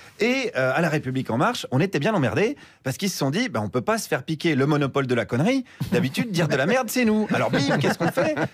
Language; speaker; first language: French; native; French